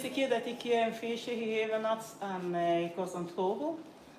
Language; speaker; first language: Dutch; non-native, fluent; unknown